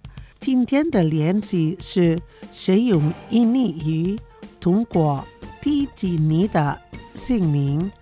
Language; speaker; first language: Chinese; non-native, fluent; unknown